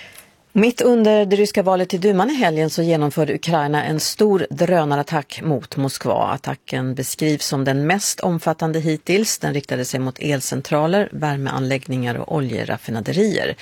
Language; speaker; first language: Swedish; native; Swedish